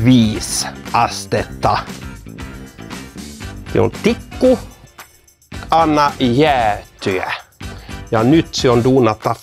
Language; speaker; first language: Finnish; non-native, learner; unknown